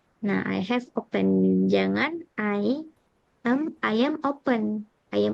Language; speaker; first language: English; non-native, fluent; Indonesian